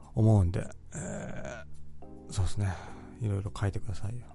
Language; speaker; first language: Japanese; native; Japanese